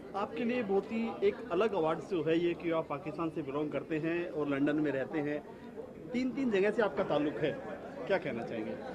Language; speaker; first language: Hindi; native; Hindi